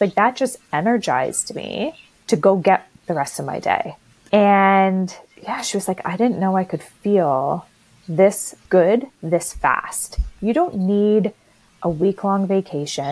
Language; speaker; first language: English; native; English